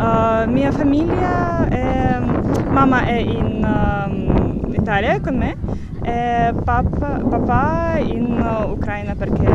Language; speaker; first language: Italian; non-native, learner; Ukrainian